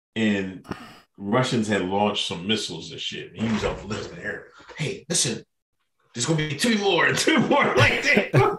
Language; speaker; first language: English; native; English